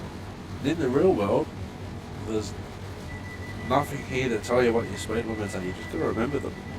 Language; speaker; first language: English; native; English